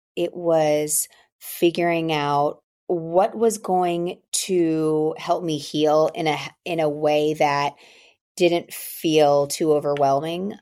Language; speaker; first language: English; native; English